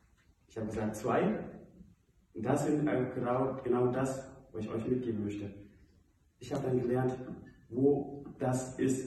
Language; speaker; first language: German; non-native, fluent; Indonesian